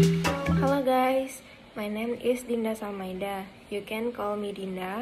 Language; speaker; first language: English; non-native, learner; Indonesian